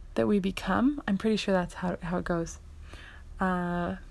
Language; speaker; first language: English; native; English